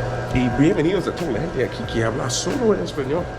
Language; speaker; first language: Spanish; non-native, learner; English